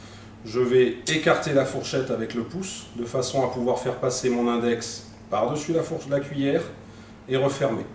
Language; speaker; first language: French; native; French